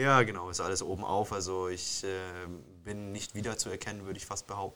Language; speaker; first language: German; native; German